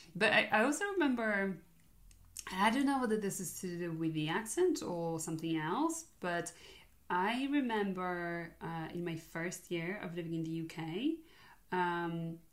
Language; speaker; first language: English; non-native, fluent; Polish